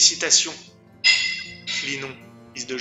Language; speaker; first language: French; native; French